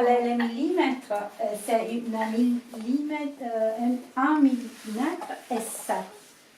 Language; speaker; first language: French; non-native, learner; Italian